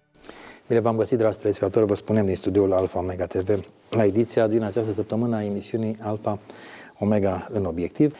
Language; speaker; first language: Romanian; native; Romanian